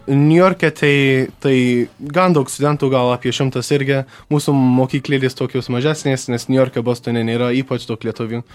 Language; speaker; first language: Lithuanian; early bilingual, heritage; Lithuanian